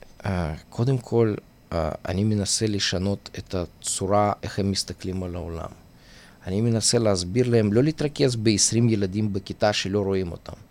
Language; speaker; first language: Hebrew; non-native, fluent; Russian